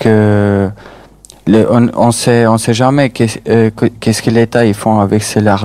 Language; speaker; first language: French; non-native, fluent; Albanian